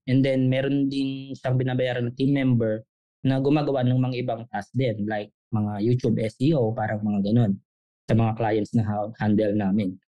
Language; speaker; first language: Filipino; native; Filipino